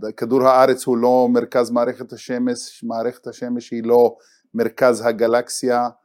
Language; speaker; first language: Hebrew; non-native, local second language; Arabic